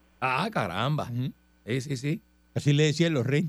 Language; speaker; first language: Spanish; native; Spanish